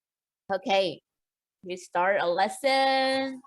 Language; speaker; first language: English; non-native, learner; Vietnamese